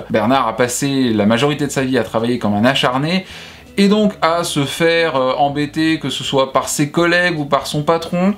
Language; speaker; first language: French; native; French